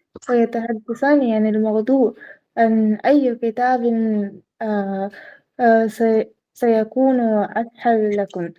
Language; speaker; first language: Arabic; non-native, fluent; Hindi